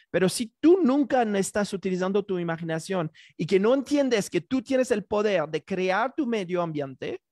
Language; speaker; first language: Spanish; non-native, fluent; French